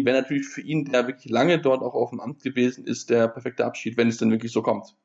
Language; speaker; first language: German; native; German